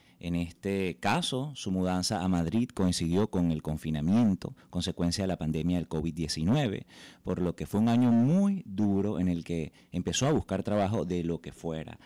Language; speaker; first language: Spanish; native; Spanish